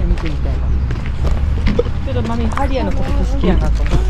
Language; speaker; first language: Japanese; native; Japanese